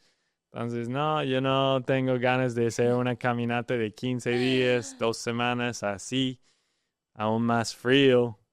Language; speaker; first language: Spanish; non-native, learner; English